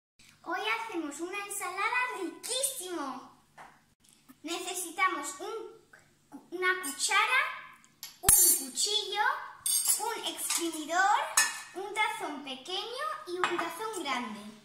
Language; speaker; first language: Spanish; non-native, learner; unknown